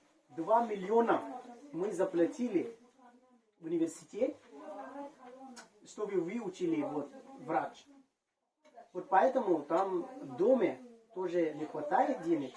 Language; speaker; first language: Russian; non-native, learner; Manipuri